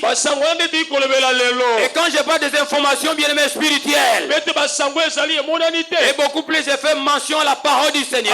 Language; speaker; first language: French; non-native, local second language; Lingala